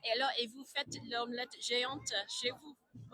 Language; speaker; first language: French; non-native, fluent; English